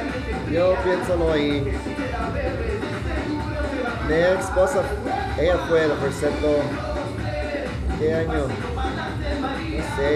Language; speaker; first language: Spanish; early bilingual, heritage; Spanish